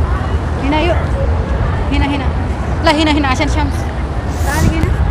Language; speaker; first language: Arabic; non-native, local second language; Indonesian